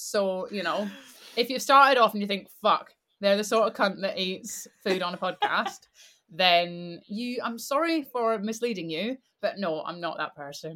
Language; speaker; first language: English; native; English